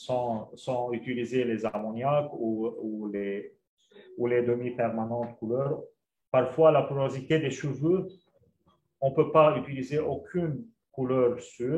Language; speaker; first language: French; non-native, local second language; Arabic